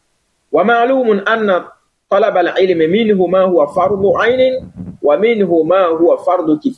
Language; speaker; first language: Arabic; non-native, fluent; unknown